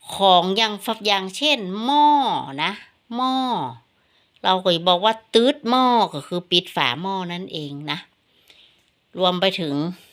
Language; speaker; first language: Thai; native; Thai